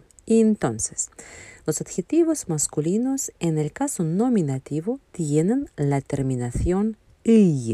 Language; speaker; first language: Spanish; non-native, fluent; Russian